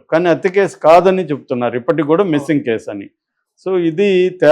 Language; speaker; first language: Telugu; native; Telugu